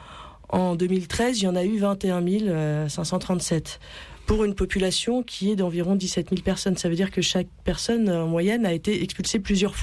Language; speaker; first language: French; native; French